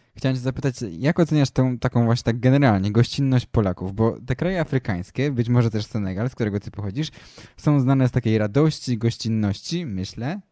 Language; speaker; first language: Polish; native; Polish